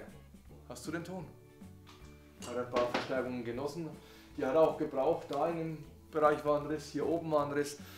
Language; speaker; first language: German; native; German